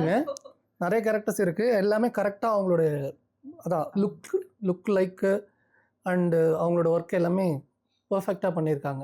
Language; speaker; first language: Tamil; native; Tamil